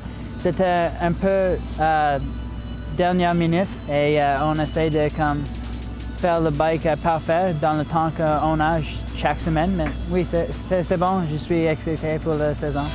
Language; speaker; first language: French; non-native, local second language; English